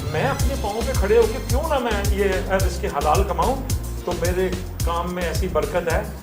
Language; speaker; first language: Urdu; non-native, local second language; Punjabi